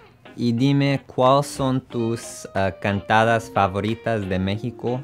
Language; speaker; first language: Spanish; non-native, learner; English